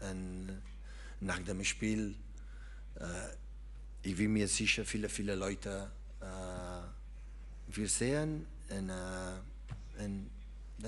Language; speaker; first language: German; non-native, learner; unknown